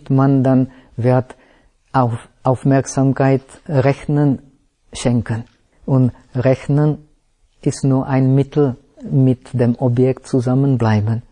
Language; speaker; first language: German; non-native, fluent; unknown